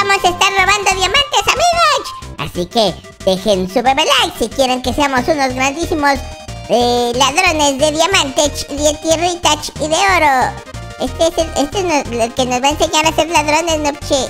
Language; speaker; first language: Spanish; native; Spanish